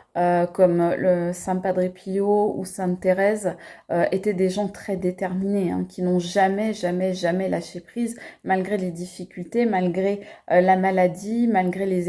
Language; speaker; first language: French; native; French